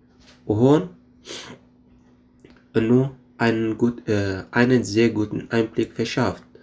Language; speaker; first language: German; non-native, fluent; Arabic